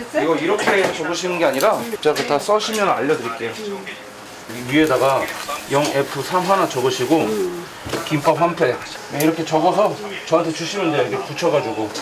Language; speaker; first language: Korean; native; Korean